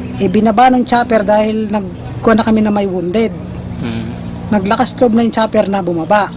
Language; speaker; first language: Filipino; non-native, local second language; Iloko